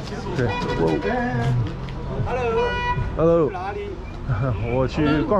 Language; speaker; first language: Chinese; non-native, fluent; English